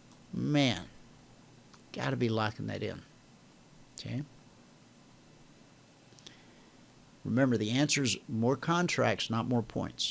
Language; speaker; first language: English; native; English